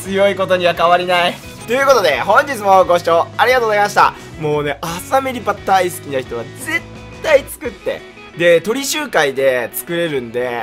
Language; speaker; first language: Japanese; native; Japanese